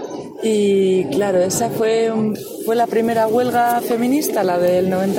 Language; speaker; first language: Spanish; native; Spanish